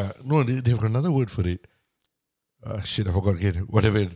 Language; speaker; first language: English; non-native, local second language; Tamil